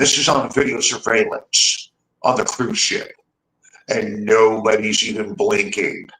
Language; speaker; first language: English; native; English